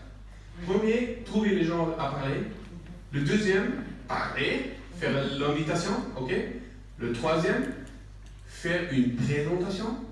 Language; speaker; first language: French; non-native, learner; English